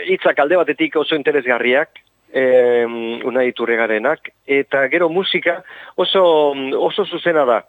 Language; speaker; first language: Basque; non-native, local second language; Spanish